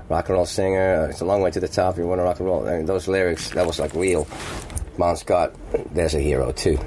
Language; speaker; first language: English; non-native, fluent; Finnish